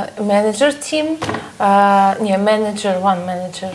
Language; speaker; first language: English; non-native, learner; Russian